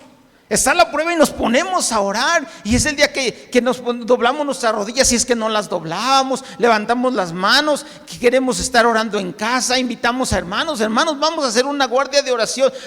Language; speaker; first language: Spanish; native; Spanish